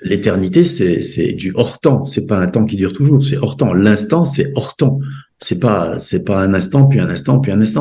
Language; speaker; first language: French; native; French